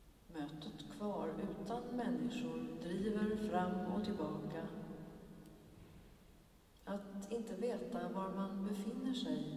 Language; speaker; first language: Swedish; native; Swedish